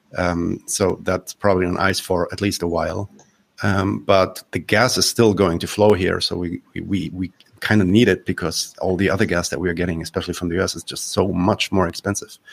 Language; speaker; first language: English; non-native, fluent; Polish